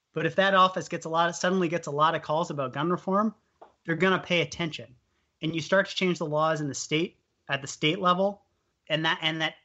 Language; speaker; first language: English; native; English